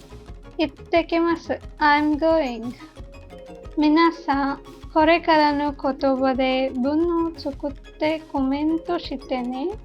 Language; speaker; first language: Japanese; non-native, learner; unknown